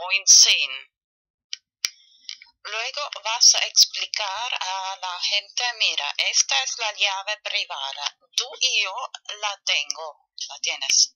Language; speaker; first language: Spanish; non-native, fluent; German